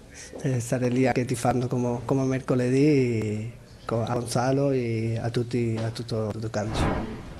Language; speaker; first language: Italian; non-native, fluent; Spanish